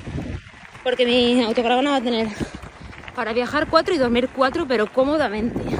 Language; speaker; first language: Spanish; native; Spanish